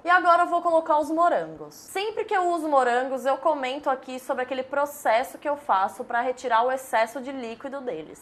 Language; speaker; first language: Portuguese; native; Portuguese